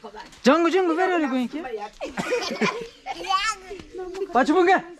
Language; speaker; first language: English; non-native, learner; Turkish